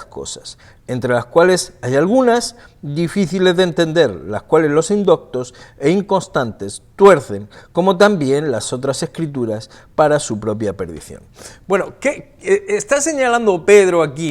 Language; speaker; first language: Spanish; native; Spanish